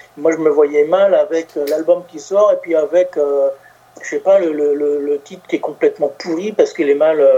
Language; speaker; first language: French; native; French